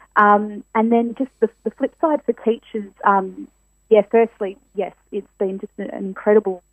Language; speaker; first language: English; native; English